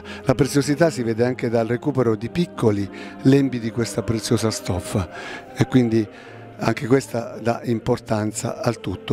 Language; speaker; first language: Italian; native; Italian